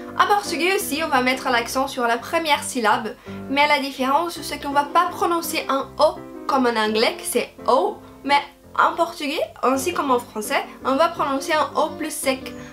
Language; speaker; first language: French; non-native, fluent; Portuguese